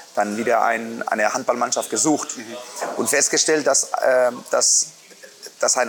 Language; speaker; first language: German; non-native, fluent; Spanish